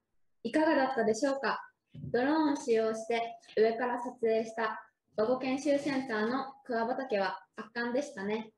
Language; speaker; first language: Japanese; native; Japanese